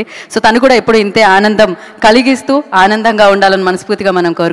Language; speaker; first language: Telugu; native; Telugu